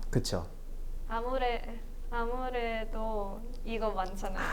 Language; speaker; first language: Korean; non-native, fluent; Malay